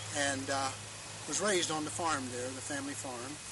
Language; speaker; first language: English; native; English